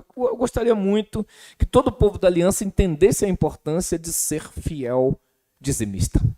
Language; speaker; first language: Portuguese; native; Portuguese